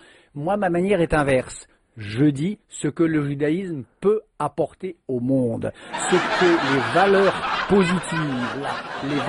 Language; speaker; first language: French; native; French